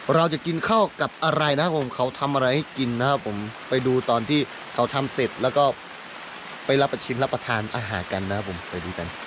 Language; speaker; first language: Thai; native; Thai